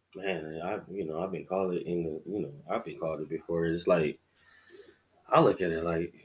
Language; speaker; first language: English; native; English